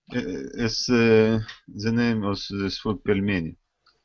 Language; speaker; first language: English; non-native, learner; Russian